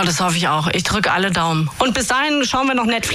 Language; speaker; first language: German; native; German